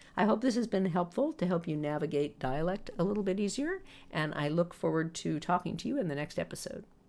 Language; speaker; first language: English; native; English